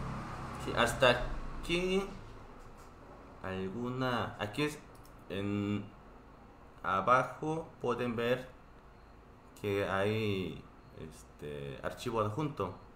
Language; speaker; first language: Spanish; non-native, fluent; Korean